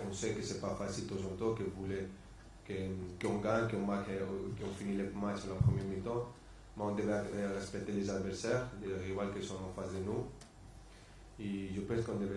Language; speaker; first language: French; non-native, fluent; Spanish